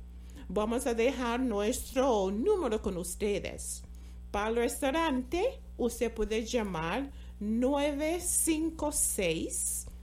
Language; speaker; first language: Spanish; non-native, fluent; English